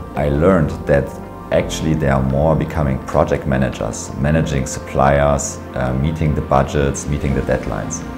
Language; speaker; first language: English; non-native, fluent; German